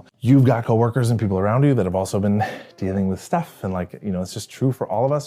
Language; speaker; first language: English; native; English